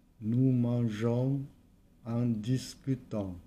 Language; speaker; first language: French; non-native, fluent; Vietnamese